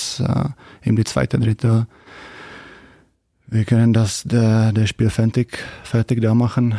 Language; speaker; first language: German; non-native, fluent; Czech